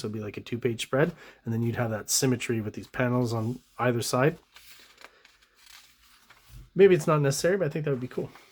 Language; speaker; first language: English; native; English